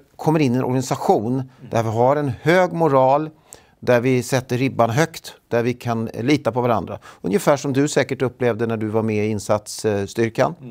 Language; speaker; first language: Swedish; native; Swedish